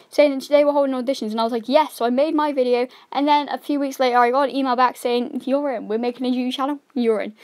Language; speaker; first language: English; native; English